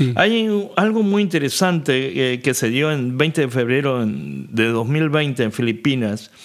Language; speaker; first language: Spanish; native; Spanish